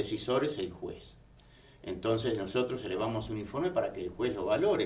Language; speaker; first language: Spanish; native; Spanish